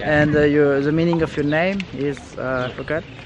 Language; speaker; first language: English; non-native, fluent; French